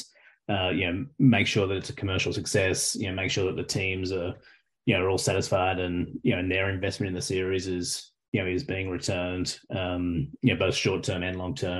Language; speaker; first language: English; native; English